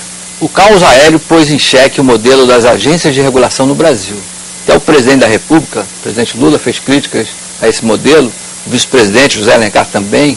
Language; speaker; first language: Portuguese; native; Portuguese